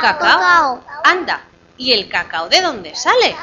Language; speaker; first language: Spanish; native; Spanish